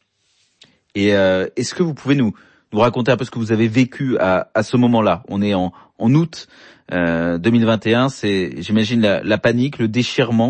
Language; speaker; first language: French; native; French